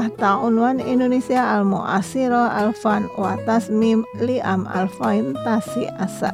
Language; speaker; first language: Arabic; non-native, fluent; Indonesian